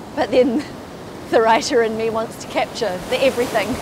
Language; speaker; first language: English; native; English